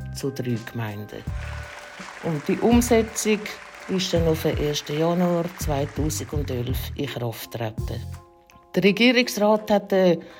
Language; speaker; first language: German; native; German